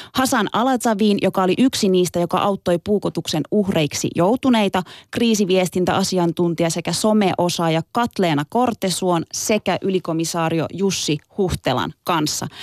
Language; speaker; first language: Finnish; early bilingual, other home language; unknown